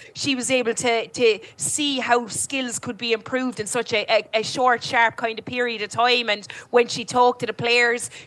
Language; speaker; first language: English; native; English